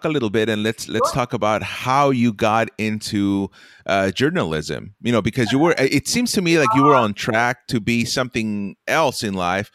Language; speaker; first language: English; early bilingual, other home language; Spanish